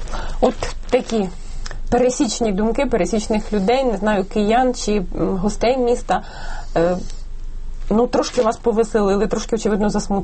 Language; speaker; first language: Ukrainian; native; Ukrainian